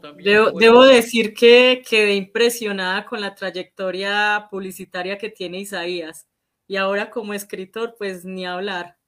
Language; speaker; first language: Spanish; native; Spanish